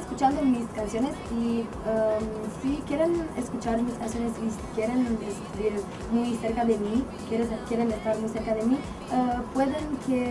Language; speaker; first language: Spanish; non-native, learner; Romanian